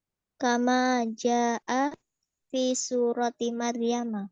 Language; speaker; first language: Arabic; non-native, learner; Indonesian